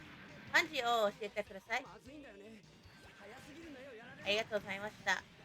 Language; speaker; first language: Japanese; non-native, learner; English